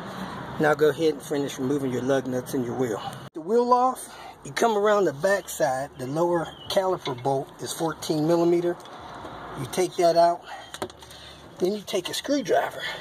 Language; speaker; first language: English; native; English